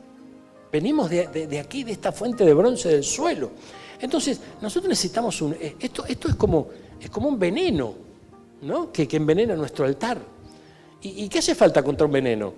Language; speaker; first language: Spanish; native; Spanish